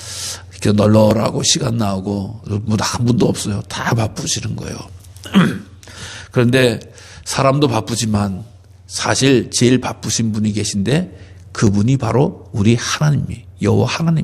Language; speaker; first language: Korean; native; Korean